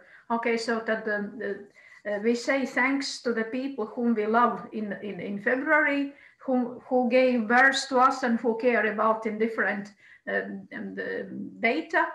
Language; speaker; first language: English; non-native, fluent; Croatian